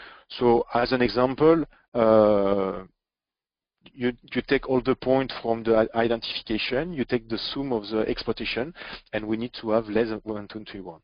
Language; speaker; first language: English; non-native, fluent; French